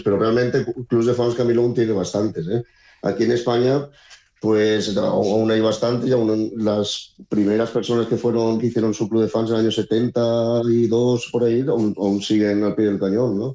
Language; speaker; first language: Spanish; native; Spanish